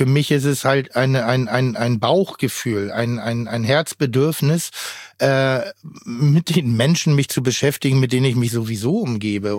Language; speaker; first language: German; native; German